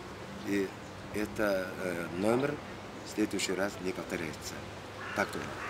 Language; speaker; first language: Russian; non-native, learner; Mongolian